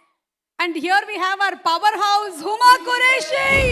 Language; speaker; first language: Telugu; native; Telugu